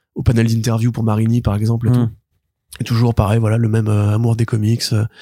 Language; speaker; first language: French; native; French